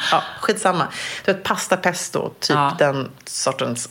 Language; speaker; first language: Swedish; native; Swedish